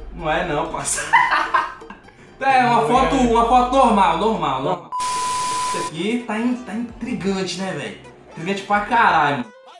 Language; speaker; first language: Portuguese; native; Portuguese